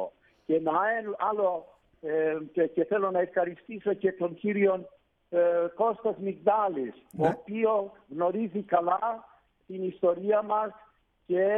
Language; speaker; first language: Greek; non-native, fluent; Italian